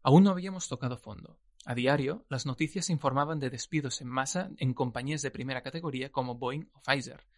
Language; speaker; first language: Spanish; non-native, local second language; Catalan